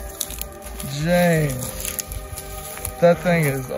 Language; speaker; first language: English; native; English